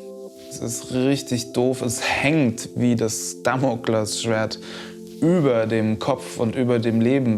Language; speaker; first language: German; native; German